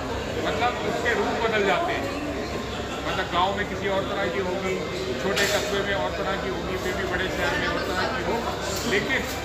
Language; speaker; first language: Hindi; native; Hindi